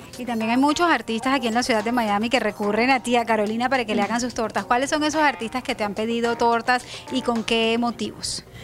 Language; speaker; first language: Spanish; native; Spanish